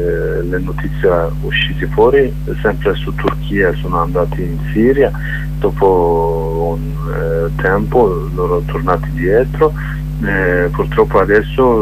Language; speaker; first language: Italian; non-native, learner; Kurdish